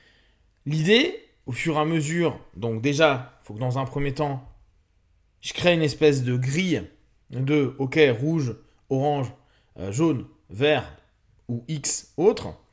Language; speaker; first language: French; native; French